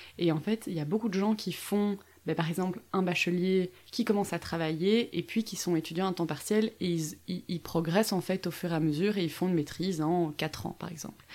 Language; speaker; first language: French; native; French